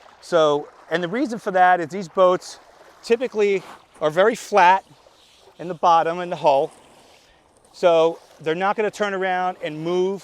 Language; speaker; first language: English; native; English